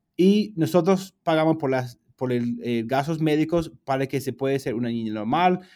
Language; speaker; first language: Spanish; non-native, fluent; English